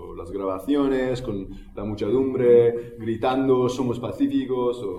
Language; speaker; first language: Spanish; non-native, fluent; English